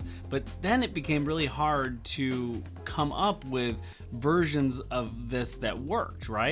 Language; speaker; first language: English; native; English